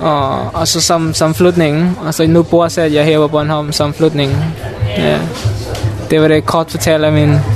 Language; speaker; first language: Danish; non-native, learner; Mon